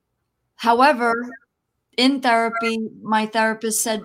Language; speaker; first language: English; early bilingual, other home language; Italian